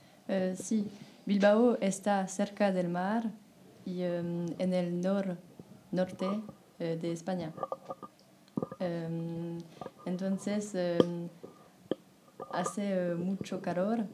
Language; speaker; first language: Spanish; non-native, learner; French